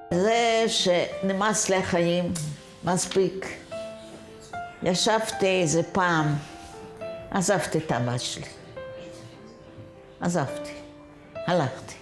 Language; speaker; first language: Hebrew; non-native, fluent; Yiddish